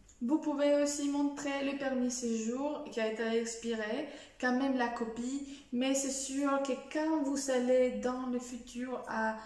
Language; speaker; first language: French; non-native, fluent; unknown